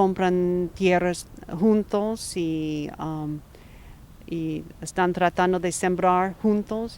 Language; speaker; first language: Spanish; non-native, fluent; English